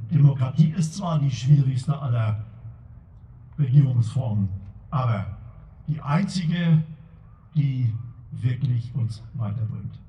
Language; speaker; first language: German; native; German